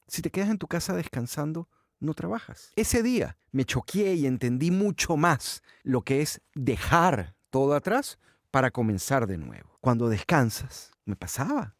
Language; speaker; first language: Spanish; native; Spanish